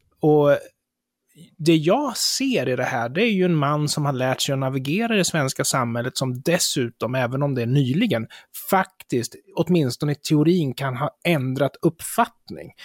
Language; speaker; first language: Swedish; native; Swedish